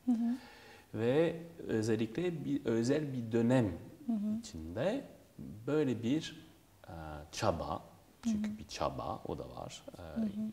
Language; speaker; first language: Turkish; non-native, fluent; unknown